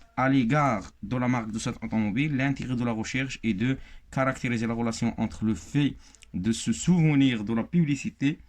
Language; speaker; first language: French; non-native, local second language; Arabic